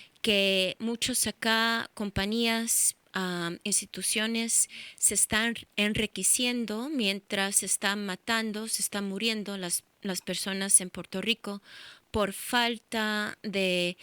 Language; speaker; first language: Spanish; early bilingual, heritage; English